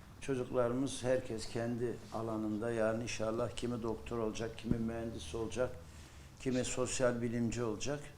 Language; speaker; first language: Turkish; native; Turkish